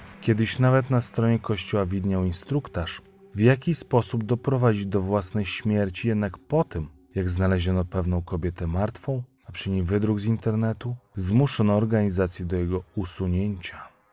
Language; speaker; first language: Polish; native; Polish